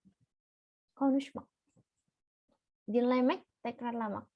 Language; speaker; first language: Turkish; non-native, learner; Indonesian